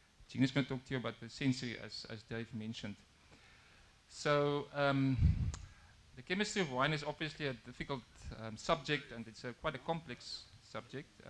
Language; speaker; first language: English; non-native, local second language; Afrikaans